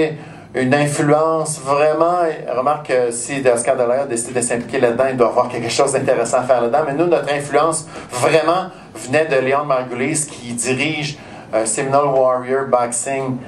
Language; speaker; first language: French; native; French